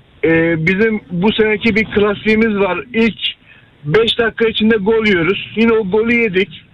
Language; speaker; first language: Turkish; native; Turkish